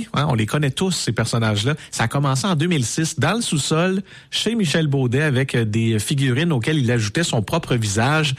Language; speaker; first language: French; native; French